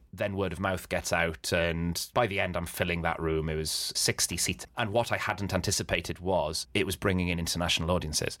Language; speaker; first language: English; non-native, local second language; Welsh